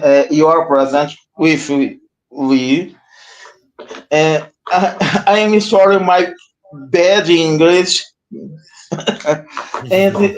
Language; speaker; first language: English; non-native, learner; Portuguese